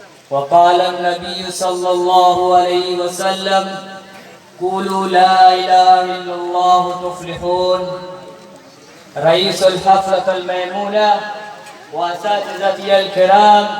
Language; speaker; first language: Arabic; non-native, learner; Urdu